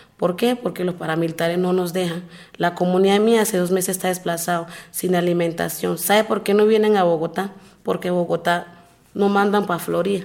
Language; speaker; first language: Spanish; non-native, local second language; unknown